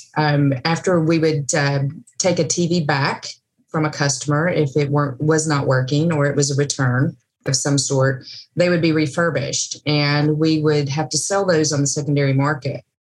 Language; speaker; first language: English; native; English